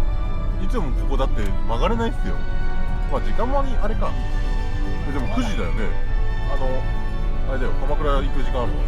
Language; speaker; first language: Japanese; native; Japanese